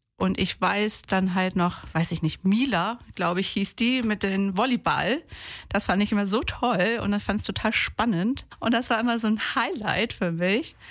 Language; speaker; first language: German; early bilingual, other home language; Portuguese